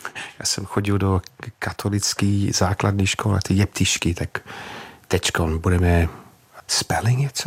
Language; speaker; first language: Czech; non-native, fluent; English